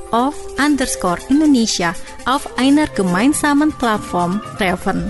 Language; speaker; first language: German; non-native, fluent; Indonesian